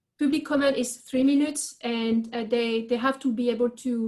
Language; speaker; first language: English; non-native, fluent; French